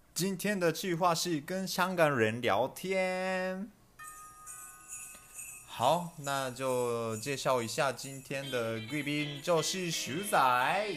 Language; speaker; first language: Chinese; non-native, fluent; Japanese